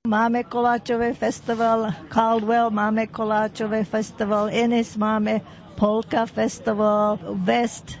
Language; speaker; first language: Czech; early bilingual, heritage; English